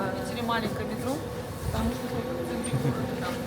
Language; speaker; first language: Russian; native; Russian